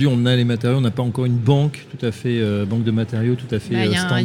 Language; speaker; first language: French; native; French